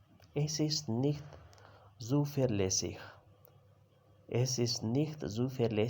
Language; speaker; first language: German; non-native, learner; Urdu